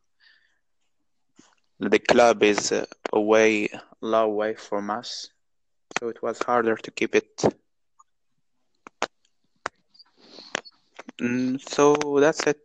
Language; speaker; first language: English; non-native, learner; Arabic